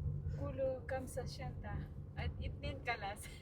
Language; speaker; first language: Arabic; non-native, learner; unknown